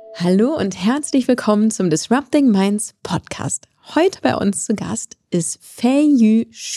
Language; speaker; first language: German; native; German